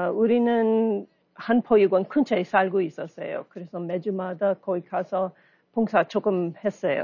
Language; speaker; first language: Korean; non-native, learner; English